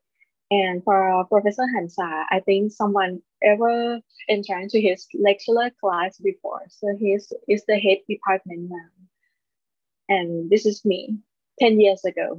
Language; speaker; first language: English; non-native, learner; Thai